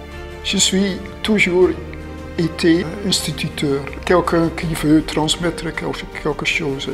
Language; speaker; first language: French; non-native, fluent; Dutch